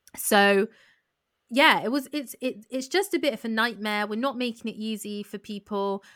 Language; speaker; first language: English; early bilingual, other home language; Yoruba